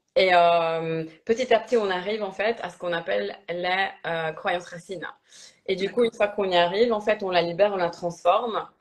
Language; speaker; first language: French; early bilingual, other home language; Polish